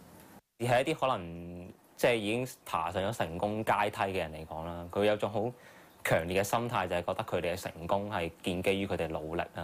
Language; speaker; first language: Chinese; non-native, local second language; Cantonese